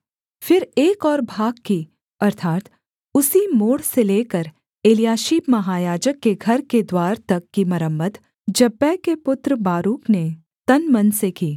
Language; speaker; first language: Hindi; native; Hindi